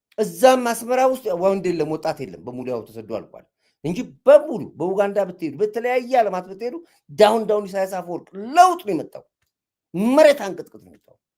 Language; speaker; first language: Amharic; native; Amharic